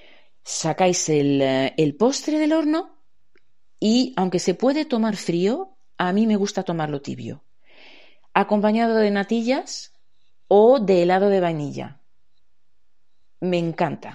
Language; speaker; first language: Spanish; native; Spanish